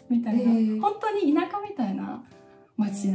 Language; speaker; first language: Japanese; non-native, fluent; Chinese